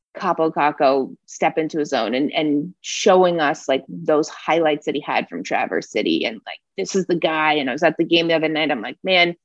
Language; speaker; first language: English; native; English